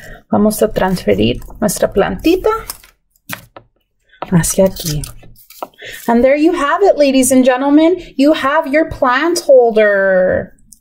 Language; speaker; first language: English; early bilingual, other home language; Spanish